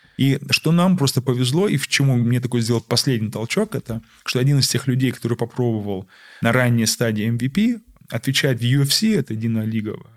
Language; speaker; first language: Russian; early bilingual, heritage; Russian